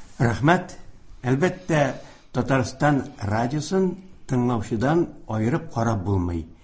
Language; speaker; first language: Tatar; native; Tatar